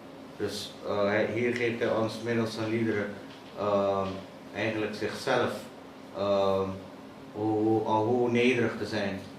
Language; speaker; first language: Dutch; native; Dutch